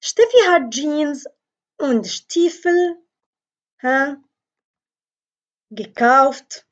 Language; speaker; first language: German; non-native, fluent; Arabic